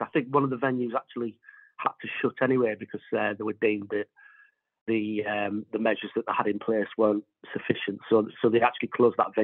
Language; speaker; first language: English; native; English